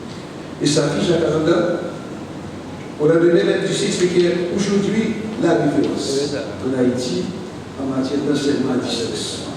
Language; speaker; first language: French; non-native, local second language; Haitian Creole